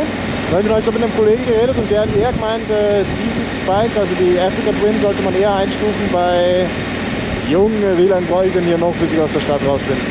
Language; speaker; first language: German; native; German